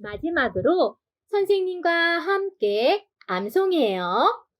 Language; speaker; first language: Korean; native; Korean